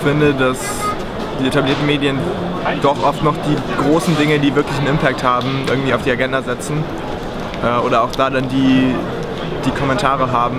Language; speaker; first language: German; native; German